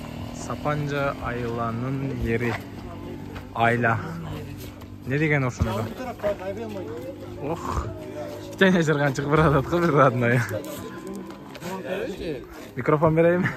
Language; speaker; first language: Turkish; non-native, learner; Kyrgyz